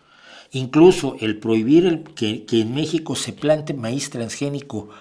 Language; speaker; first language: Spanish; native; Spanish